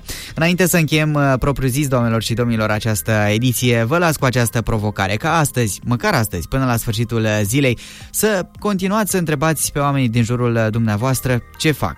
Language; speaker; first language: Romanian; native; Romanian